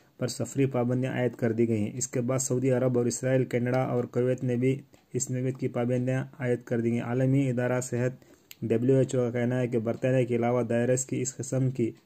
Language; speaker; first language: Urdu; native; Urdu